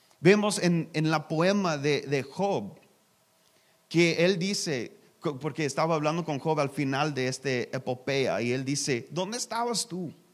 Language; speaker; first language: Spanish; non-native, learner; English